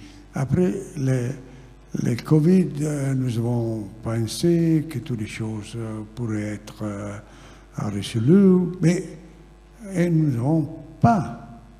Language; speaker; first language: French; non-native, fluent; Italian